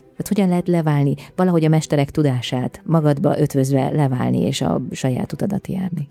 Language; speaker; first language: Hungarian; native; Hungarian